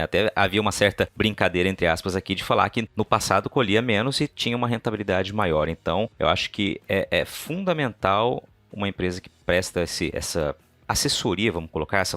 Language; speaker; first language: Portuguese; native; Portuguese